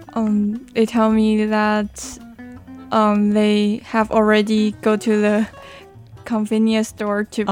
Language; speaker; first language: English; non-native, learner; Chinese